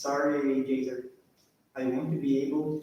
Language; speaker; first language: English; non-native, learner; Portuguese